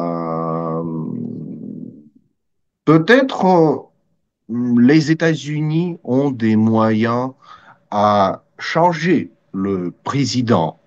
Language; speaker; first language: French; non-native, fluent; Russian